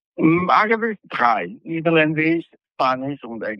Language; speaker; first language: German; non-native, fluent; Spanish